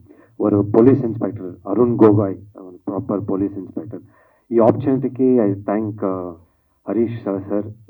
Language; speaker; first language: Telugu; non-native, learner; Kannada